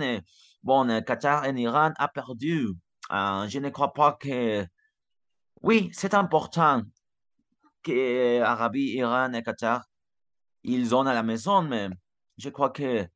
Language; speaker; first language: French; non-native, learner; Spanish